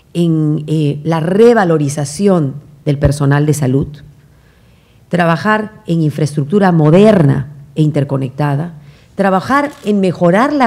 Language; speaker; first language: Spanish; native; Spanish